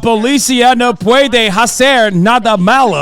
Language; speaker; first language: Spanish; non-native, learner; English